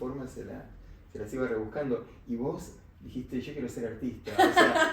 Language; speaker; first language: Spanish; native; Spanish